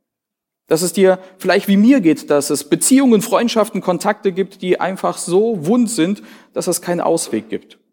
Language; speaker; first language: German; native; German